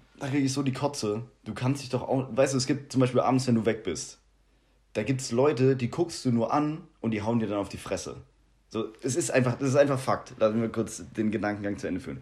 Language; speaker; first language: German; native; German